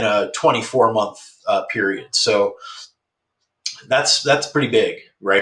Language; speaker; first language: English; native; English